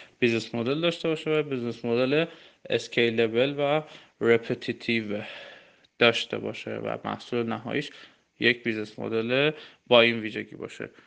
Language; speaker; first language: Persian; non-native, local second language; Armenian